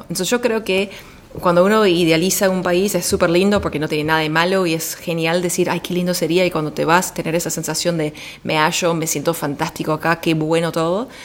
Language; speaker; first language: Spanish; early bilingual, heritage; Spanish